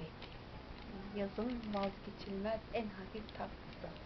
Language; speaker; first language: Turkish; native; Turkish